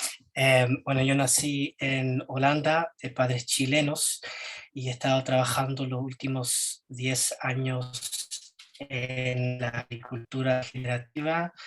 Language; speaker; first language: Spanish; early bilingual, heritage; Spanish